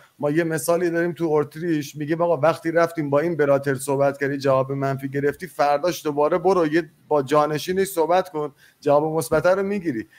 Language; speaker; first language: Persian; native; Persian